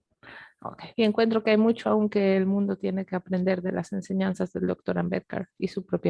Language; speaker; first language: Spanish; native; Spanish